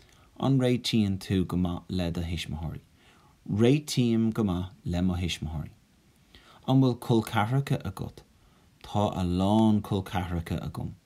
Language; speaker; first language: Irish; non-native, local second language; English